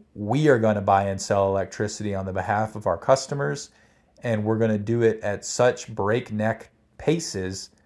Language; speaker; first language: English; native; English